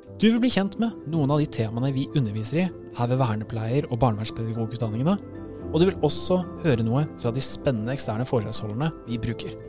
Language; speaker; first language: Norwegian; native; Norwegian